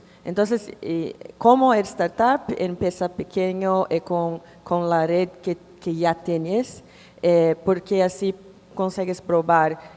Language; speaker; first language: Spanish; non-native, fluent; Portuguese